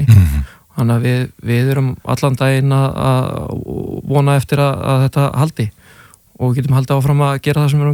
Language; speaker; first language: Icelandic; native; Icelandic